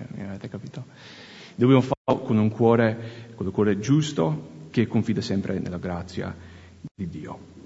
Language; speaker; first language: Italian; non-native, fluent; English